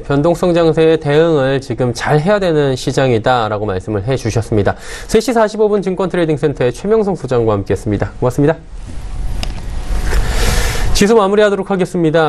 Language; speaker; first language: Korean; native; Korean